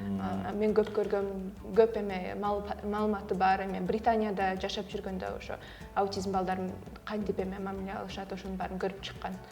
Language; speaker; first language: Kyrgyz; early bilingual, heritage; Kyrgyz